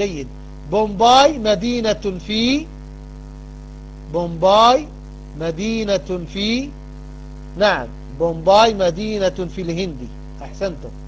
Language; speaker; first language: Arabic; non-native, fluent; French